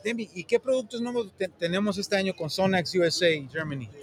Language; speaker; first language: Spanish; native; Spanish